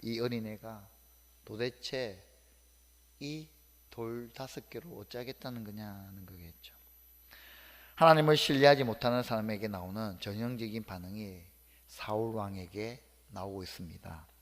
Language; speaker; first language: Korean; native; Korean